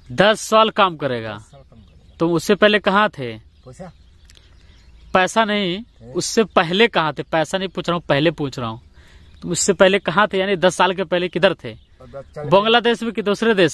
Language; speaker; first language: Hindi; native; Hindi